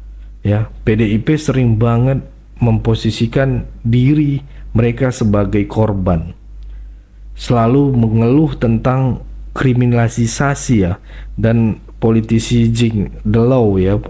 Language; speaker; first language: Indonesian; native; Indonesian